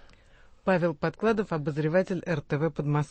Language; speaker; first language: Russian; native; Russian